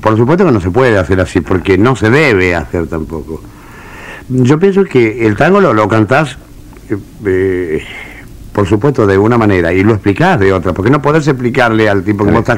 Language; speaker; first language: Spanish; native; Spanish